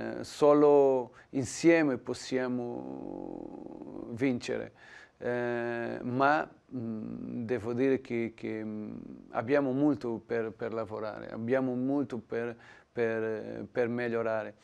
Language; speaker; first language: Italian; non-native, learner; Portuguese